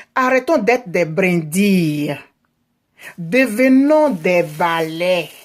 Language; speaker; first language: French; native; French